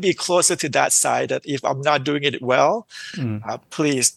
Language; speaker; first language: English; non-native, fluent; Thai